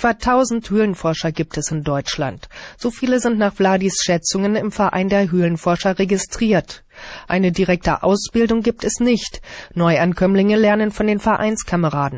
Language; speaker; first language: German; native; German